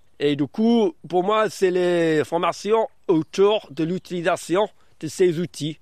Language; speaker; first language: French; non-native, fluent; English